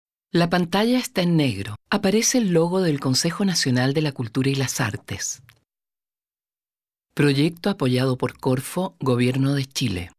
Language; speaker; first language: Spanish; native; Spanish